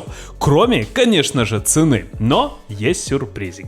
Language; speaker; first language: Russian; native; Russian